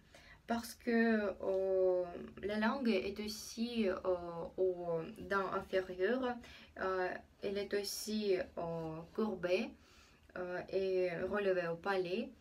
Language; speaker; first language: French; non-native, fluent; Russian